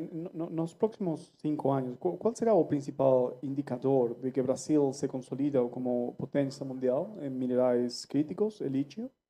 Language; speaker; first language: Portuguese; non-native, fluent; Spanish